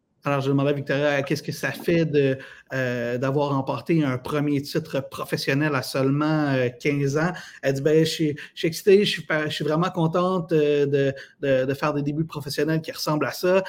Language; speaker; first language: French; native; French